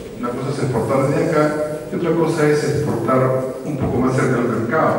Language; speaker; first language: Spanish; native; Spanish